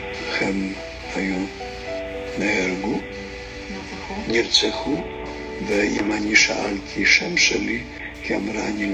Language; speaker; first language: Hebrew; non-native, learner; Polish